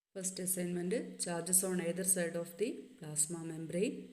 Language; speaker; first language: English; non-native, local second language; Malayalam